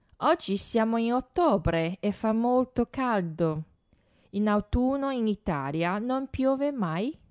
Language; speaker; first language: Italian; non-native, fluent; Chinese